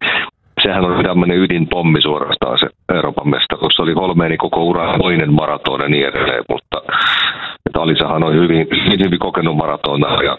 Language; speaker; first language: Finnish; native; Finnish